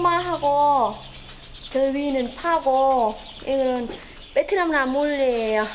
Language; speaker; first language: Korean; non-native, learner; Vietnamese